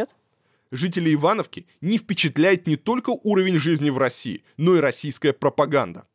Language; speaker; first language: Russian; native; Russian